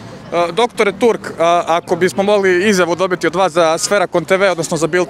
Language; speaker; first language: Croatian; native; Croatian